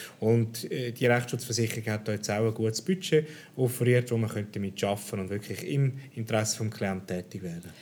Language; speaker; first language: German; native; German